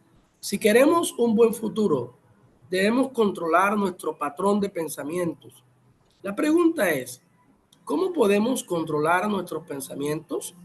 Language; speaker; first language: Spanish; native; Spanish